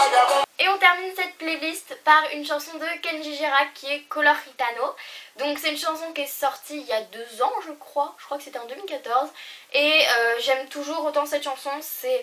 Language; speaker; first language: French; native; French